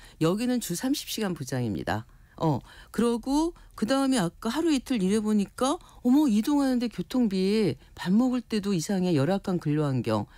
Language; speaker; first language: Korean; native; Korean